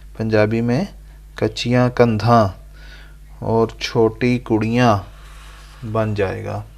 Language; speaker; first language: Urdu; non-native, local second language; Punjabi